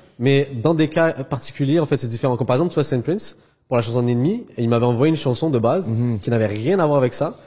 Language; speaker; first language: French; early bilingual, other home language; Arabic